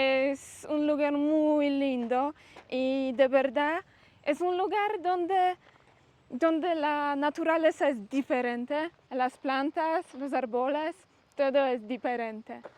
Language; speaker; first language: Spanish; non-native, learner; Polish